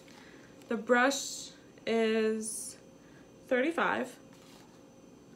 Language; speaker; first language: English; native; English